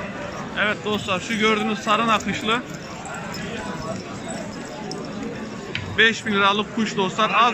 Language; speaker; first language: Turkish; native; Turkish